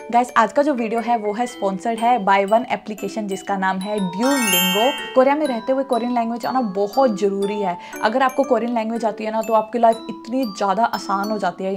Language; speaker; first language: Hindi; native; Hindi